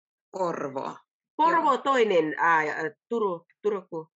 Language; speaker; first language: Finnish; non-native, learner; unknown